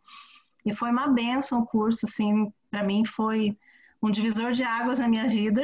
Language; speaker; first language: Portuguese; native; Portuguese